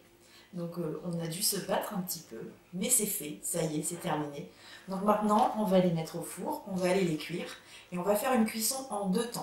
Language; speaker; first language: French; native; French